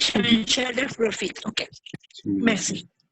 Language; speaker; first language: French; non-native, learner; Spanish